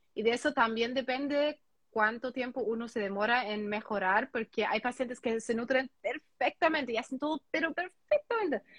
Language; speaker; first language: Spanish; non-native, fluent; German